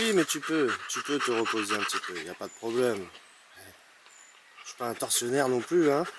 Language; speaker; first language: French; native; French